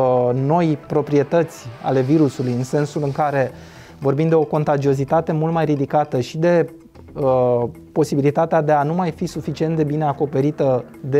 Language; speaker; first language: Romanian; native; Romanian